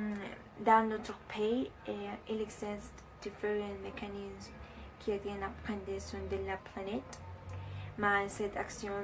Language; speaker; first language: French; non-native, learner; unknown